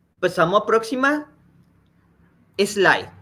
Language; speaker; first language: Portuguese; non-native, learner; Spanish